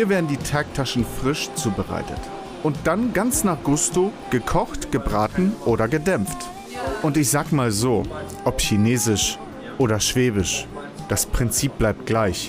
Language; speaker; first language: German; native; German